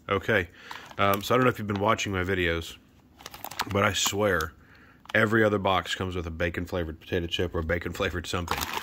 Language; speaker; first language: English; native; English